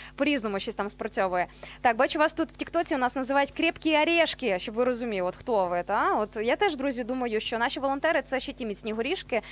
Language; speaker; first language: Ukrainian; native; Ukrainian